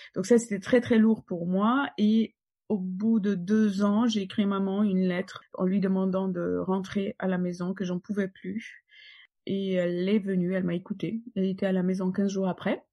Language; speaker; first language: French; non-native, fluent; Polish